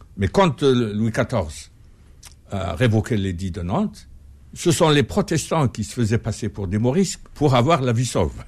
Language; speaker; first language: French; non-native, local second language; Arabic